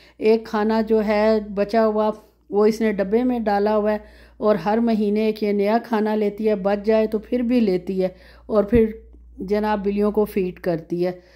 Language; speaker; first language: Urdu; native; Urdu